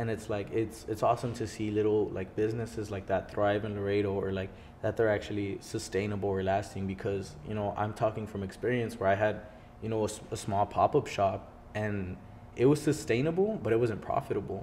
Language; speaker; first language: English; early bilingual, other home language; Spanish